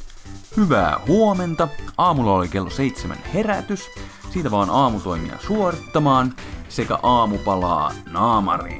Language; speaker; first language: Finnish; native; Finnish